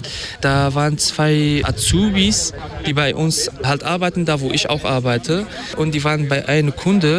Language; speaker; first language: German; non-native, fluent; Kurdish